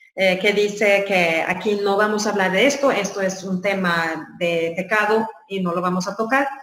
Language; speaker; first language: Spanish; non-native, fluent; Swedish